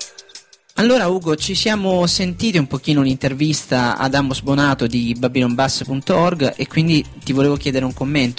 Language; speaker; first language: Italian; native; Italian